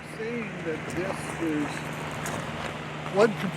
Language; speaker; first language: English; native; English